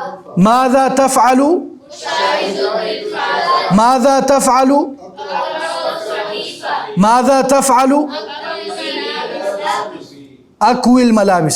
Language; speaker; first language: Arabic; non-native, fluent; Urdu